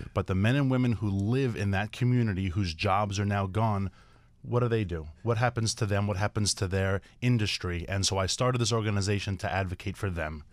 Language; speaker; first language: English; native; English